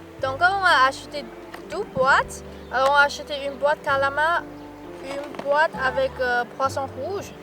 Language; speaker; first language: French; non-native, fluent; Chinese